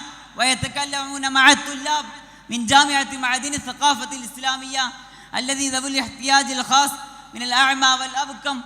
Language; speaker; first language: Arabic; non-native, learner; Malayalam